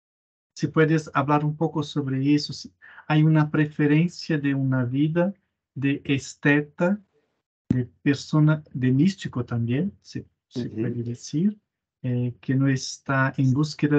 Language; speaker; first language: Spanish; non-native, fluent; Portuguese